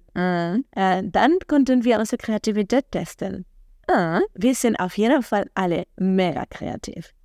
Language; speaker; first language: German; non-native, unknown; Spanish